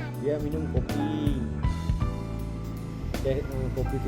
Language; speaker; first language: Indonesian; non-native, local second language; Achinese